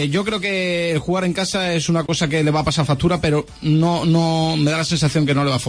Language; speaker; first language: Spanish; native; Spanish